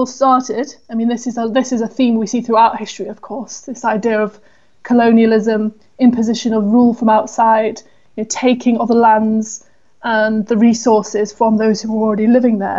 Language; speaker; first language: English; native; English